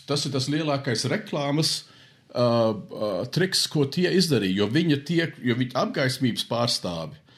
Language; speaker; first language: Latvian; early bilingual, heritage; Latvian